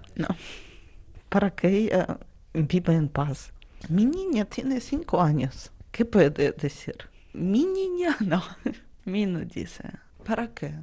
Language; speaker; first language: Spanish; non-native, learner; Russian